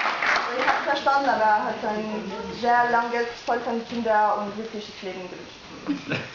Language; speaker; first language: German; non-native, fluent; French